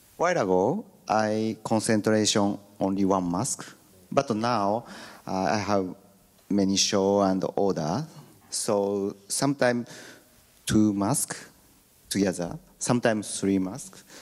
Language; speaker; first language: English; non-native, learner; Japanese